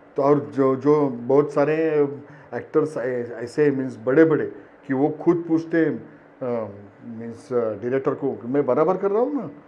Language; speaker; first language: Hindi; non-native, local second language; Marathi